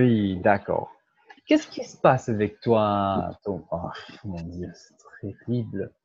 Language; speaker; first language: French; non-native, fluent; Portuguese